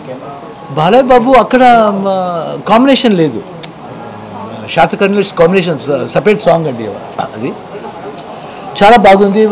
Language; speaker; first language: Telugu; non-native, learner; Kannada